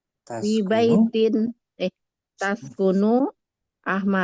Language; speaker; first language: Arabic; non-native, learner; Indonesian